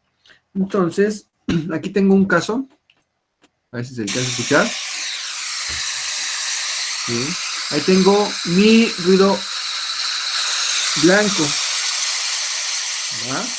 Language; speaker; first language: Spanish; native; Spanish